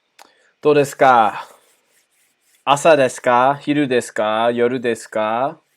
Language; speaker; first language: Japanese; non-native, fluent; English